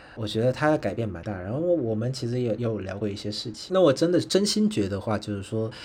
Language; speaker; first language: Chinese; non-native, fluent; Vietnamese